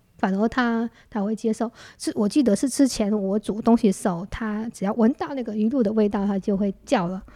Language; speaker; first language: Chinese; non-native, fluent; Vietnamese